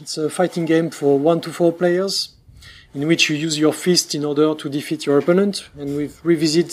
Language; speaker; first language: English; non-native, fluent; French